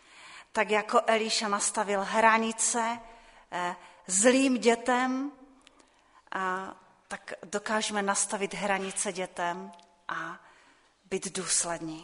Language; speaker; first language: Czech; non-native, local second language; Polish